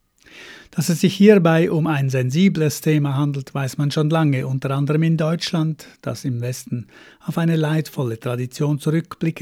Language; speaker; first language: German; native; German